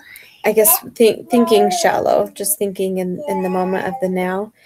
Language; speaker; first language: English; native; English